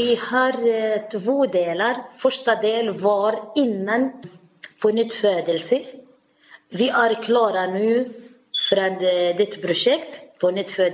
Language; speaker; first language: Swedish; non-native, learner; Arabic